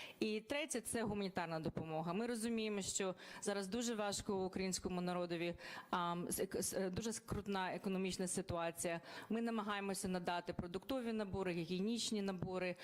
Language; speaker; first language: Ukrainian; native; Ukrainian